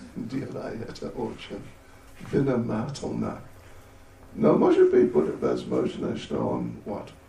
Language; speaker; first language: Russian; non-native, learner; English